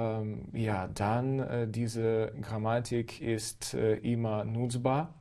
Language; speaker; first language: German; non-native, fluent; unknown